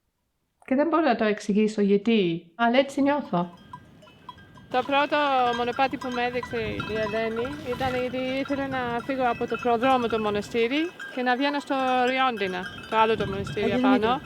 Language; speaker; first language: Greek; non-native, fluent; English